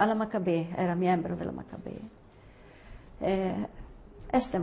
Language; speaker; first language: Spanish; early bilingual, heritage; Ladino